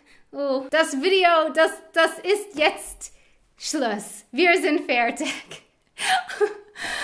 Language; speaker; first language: German; non-native, fluent; English